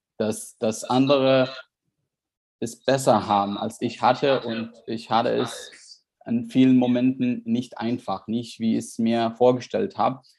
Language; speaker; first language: German; non-native, fluent; Arabic